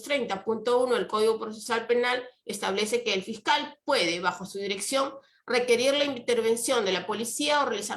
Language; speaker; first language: Spanish; native; Spanish